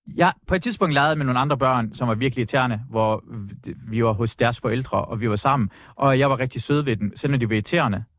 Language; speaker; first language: Danish; early bilingual, other home language; Persian